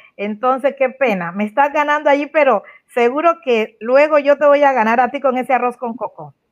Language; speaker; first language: Spanish; native; Spanish